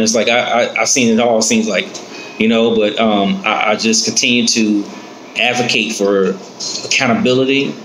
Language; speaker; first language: English; native; English